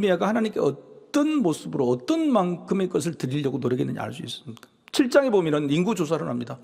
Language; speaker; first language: Korean; native; Korean